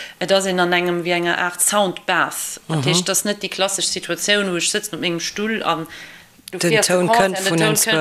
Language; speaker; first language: Luxembourgish; native; Luxembourgish